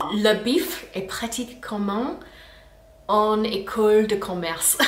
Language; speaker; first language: French; non-native, fluent; English